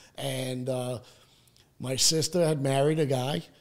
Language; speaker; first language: English; native; English